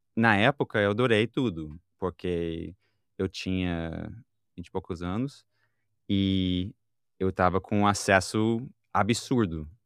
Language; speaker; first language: Portuguese; non-native, fluent; English